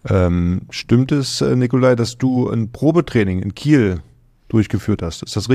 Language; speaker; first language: German; native; German